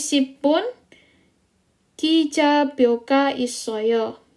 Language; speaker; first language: Korean; non-native, fluent; Indonesian